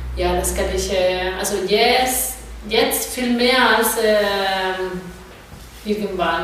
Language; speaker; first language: German; non-native, fluent; Spanish